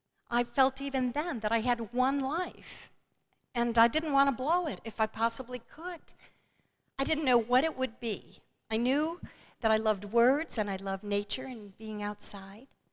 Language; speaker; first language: English; native; English